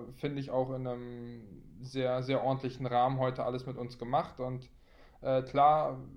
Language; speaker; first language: German; native; German